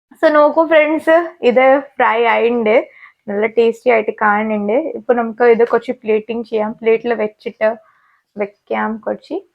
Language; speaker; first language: Malayalam; non-native, learner; Hindi